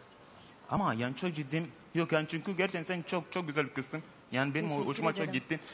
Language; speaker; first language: Turkish; non-native, fluent; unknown